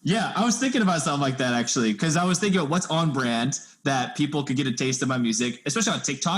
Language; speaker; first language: English; native; English